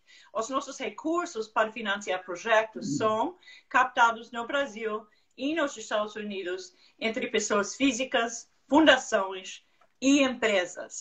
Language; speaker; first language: Portuguese; non-native, fluent; English